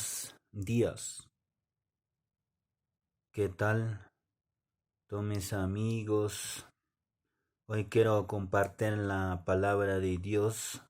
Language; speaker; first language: Spanish; non-native, local second language; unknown